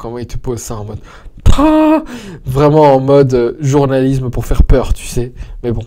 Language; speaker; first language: French; native; French